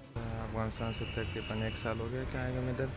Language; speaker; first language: Hindi; non-native, learner; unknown